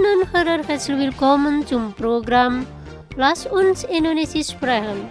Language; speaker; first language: German; non-native, fluent; Indonesian